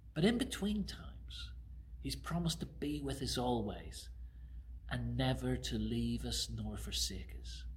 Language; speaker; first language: English; native; English